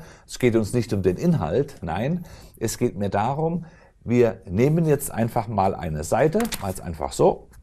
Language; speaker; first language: German; native; German